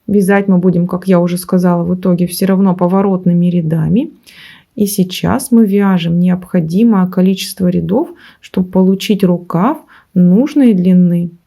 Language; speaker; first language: Russian; native; Russian